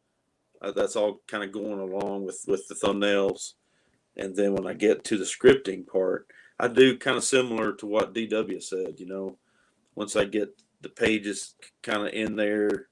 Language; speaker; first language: English; native; English